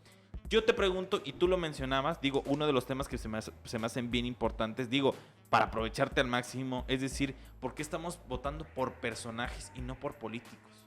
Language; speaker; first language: Spanish; native; Spanish